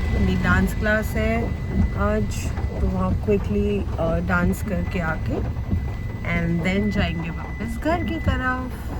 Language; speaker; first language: Hindi; native; Hindi